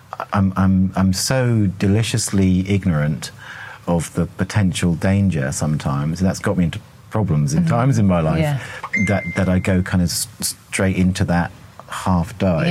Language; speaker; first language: English; native; English